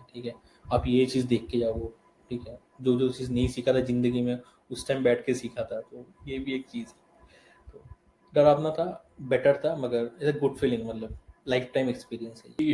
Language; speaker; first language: Hindi; non-native, local second language; Bangla